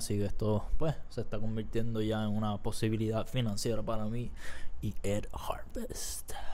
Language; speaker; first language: Spanish; native; Spanish